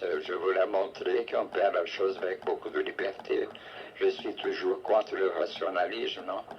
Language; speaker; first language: French; non-native, fluent; Portuguese